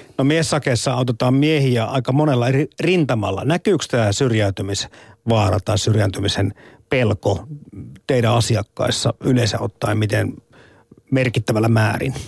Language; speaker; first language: Finnish; native; Finnish